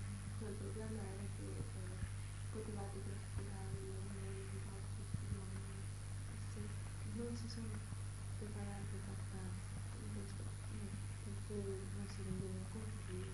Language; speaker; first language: Italian; early bilingual, heritage; Italian